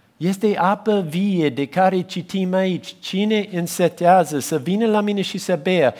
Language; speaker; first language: Romanian; non-native, fluent; English